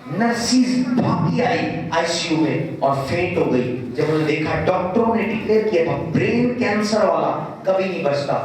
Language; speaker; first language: Urdu; non-native, local second language; Punjabi